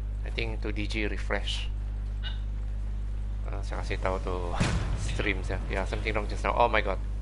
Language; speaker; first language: English; non-native, local second language; Malay